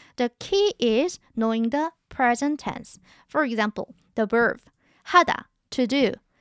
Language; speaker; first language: English; non-native, fluent; Korean